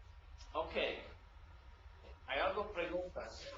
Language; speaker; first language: Spanish; non-native, learner; English